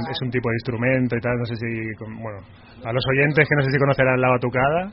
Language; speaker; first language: Spanish; native; Spanish